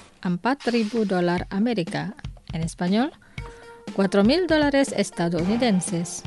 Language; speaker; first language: Spanish; non-native, fluent; Indonesian